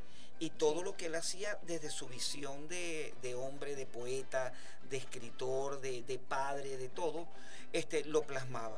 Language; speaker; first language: Spanish; native; Spanish